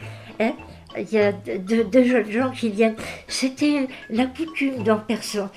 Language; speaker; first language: French; native; French